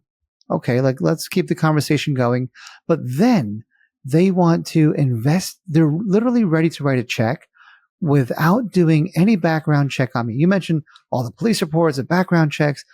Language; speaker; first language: English; native; English